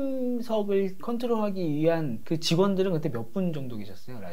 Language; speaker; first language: Korean; native; Korean